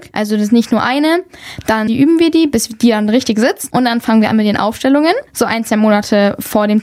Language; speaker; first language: German; native; German